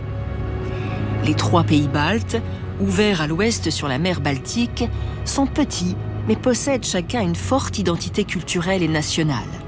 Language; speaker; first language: French; native; French